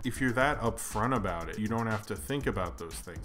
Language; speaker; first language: English; native; English